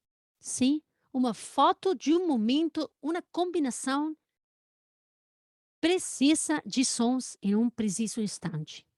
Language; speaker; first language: Portuguese; non-native, learner; Spanish